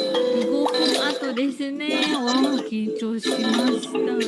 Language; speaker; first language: Japanese; non-native, fluent; Indonesian